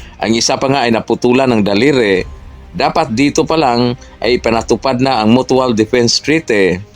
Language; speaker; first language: Filipino; non-native, local second language; Cebuano